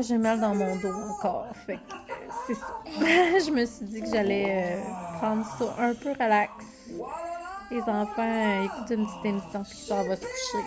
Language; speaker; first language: French; native; French